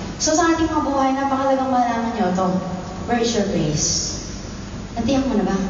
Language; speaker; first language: Filipino; native; Filipino